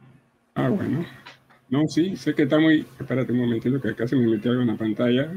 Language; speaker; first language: Spanish; native; Spanish